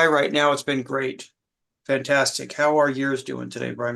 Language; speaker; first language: English; native; English